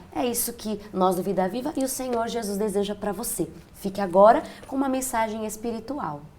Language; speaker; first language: Portuguese; native; Portuguese